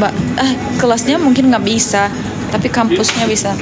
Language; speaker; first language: Indonesian; non-native, learner; Turkish